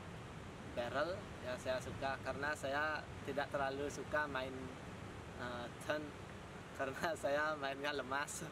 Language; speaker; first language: Indonesian; non-native, local second language; Balinese